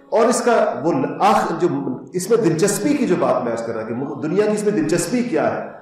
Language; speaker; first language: Urdu; native; Urdu